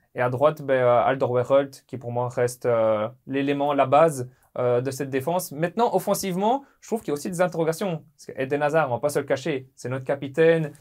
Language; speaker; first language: French; native; French